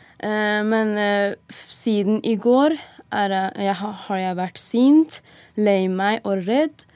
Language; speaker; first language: Norwegian; non-native, fluent; Persian